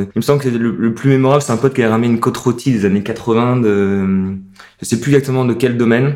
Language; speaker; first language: French; native; French